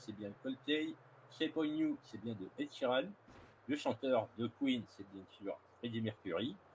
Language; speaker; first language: French; native; French